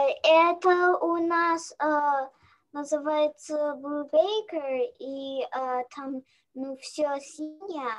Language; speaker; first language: Russian; early bilingual, heritage; Russian